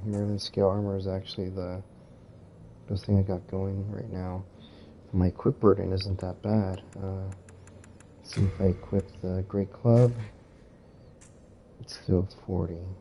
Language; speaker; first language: English; native; English